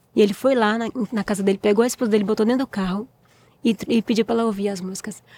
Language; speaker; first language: Portuguese; native; Portuguese